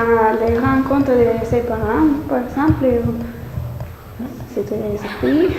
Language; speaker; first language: French; non-native, learner; Spanish